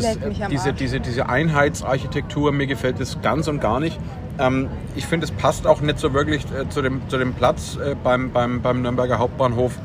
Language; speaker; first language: German; native; German